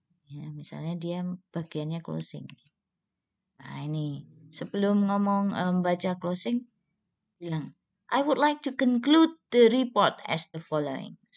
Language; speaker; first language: English; non-native, fluent; Indonesian